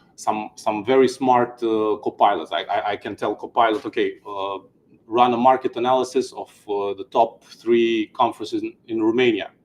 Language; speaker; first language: English; non-native, fluent; Romanian